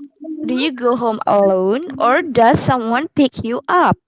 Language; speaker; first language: English; non-native, fluent; Indonesian